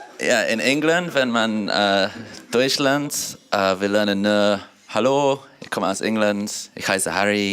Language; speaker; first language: German; non-native, learner; English